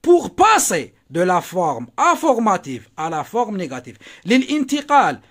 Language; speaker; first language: French; non-native, local second language; Arabic